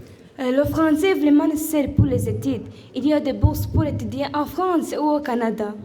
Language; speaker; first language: French; non-native, local second language; Kinyarwanda